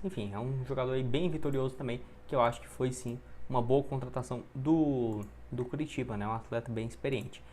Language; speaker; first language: Portuguese; native; Portuguese